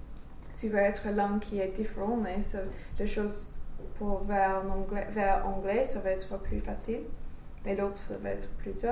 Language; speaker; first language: French; non-native, fluent; English